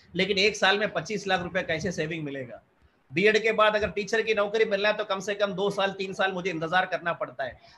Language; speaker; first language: Hindi; non-native, local second language; Malayalam